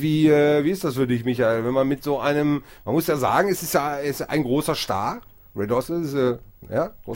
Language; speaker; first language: German; native; German